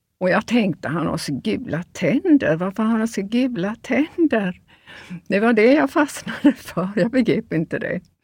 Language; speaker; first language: Swedish; early bilingual, other home language; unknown